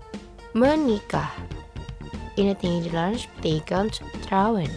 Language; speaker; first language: Dutch; non-native, learner; Indonesian